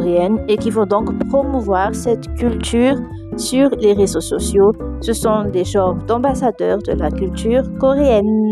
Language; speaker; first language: French; non-native, local second language; Malagasy